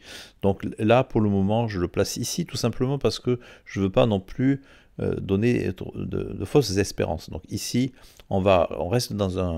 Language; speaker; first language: French; native; French